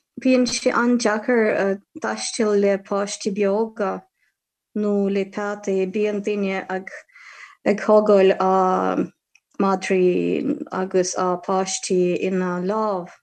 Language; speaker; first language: Irish; non-native, fluent; Ukrainian